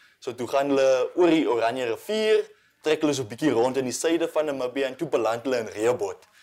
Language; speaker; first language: Afrikaans; non-native, local second language; English